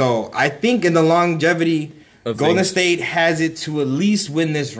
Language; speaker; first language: English; native; English